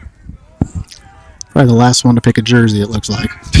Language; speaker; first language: English; native; English